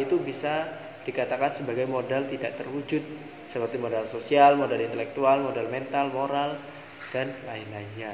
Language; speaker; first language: Indonesian; native; Indonesian